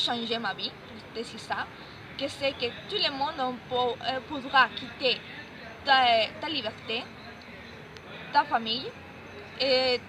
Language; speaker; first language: French; non-native, learner; Spanish